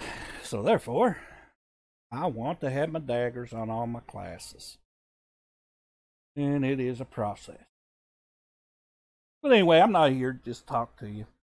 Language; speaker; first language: English; native; English